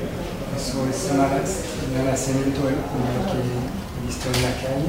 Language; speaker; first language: Spanish; non-native, fluent; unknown